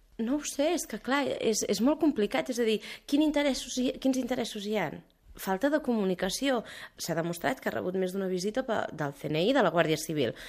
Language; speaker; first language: Catalan; early bilingual, other home language; Arabic